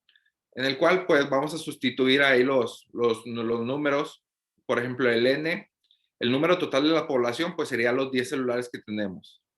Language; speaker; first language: Spanish; native; Spanish